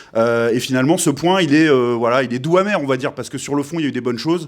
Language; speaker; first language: French; native; French